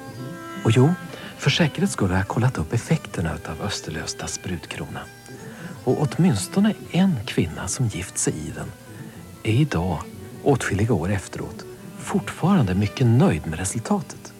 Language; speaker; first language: Swedish; native; Swedish